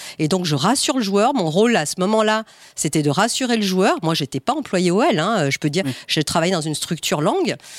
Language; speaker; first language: French; native; French